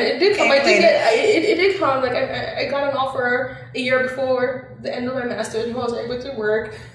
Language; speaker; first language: English; non-native, local second language; Bemba